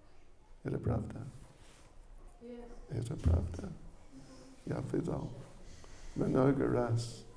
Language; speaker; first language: Russian; non-native, learner; English